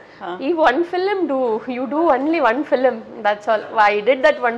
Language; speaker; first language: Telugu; non-native, learner; Tamil